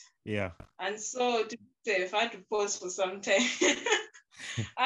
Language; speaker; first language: English; non-native, local second language; Ganda